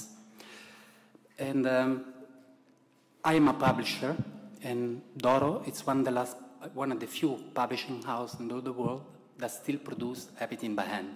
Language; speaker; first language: English; non-native, fluent; Italian